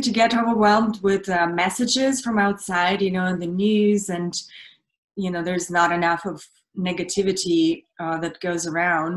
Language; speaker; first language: English; non-native, fluent; Russian